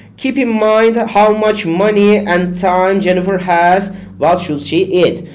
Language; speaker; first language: English; non-native, fluent; Turkish